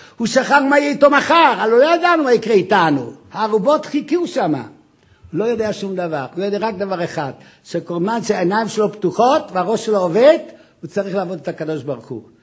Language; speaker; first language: Hebrew; non-native, fluent; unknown